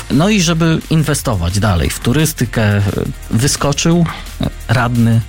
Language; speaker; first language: Polish; native; Polish